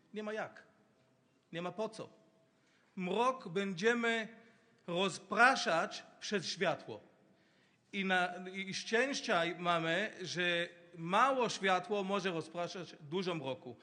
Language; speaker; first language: Polish; non-native, learner; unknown